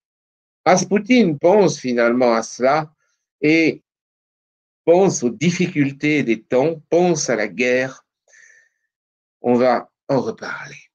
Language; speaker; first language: French; native; French